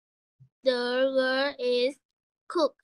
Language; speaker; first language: English; non-native, learner; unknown